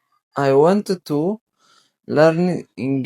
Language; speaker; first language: English; non-native, learner; Tigrinya